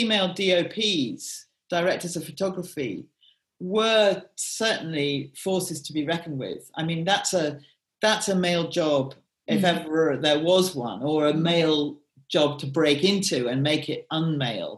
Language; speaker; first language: English; native; English